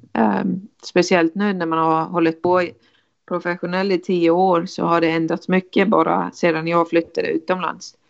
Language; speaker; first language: Swedish; non-native, fluent; Icelandic